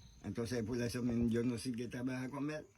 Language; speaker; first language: Spanish; non-native, learner; Haitian Creole